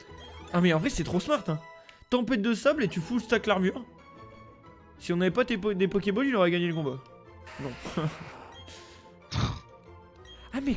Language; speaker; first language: French; native; French